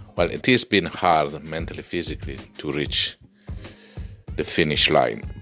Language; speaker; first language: English; non-native, fluent; Italian